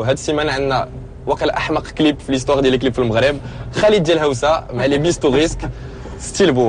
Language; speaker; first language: Arabic; native; Arabic